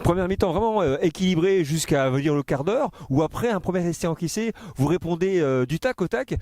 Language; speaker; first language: French; native; French